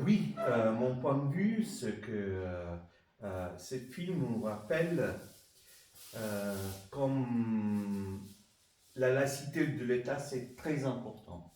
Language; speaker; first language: French; non-native, fluent; Italian